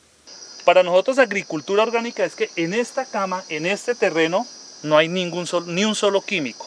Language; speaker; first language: Spanish; native; Spanish